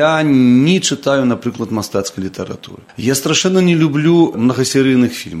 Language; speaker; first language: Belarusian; native; Belarusian